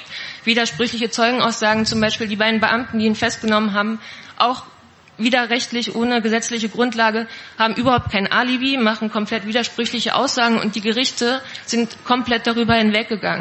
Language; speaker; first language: German; native; German